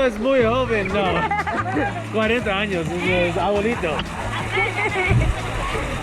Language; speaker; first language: Spanish; non-native, learner; English